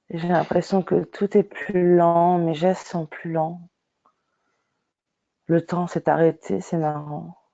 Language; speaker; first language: French; native; French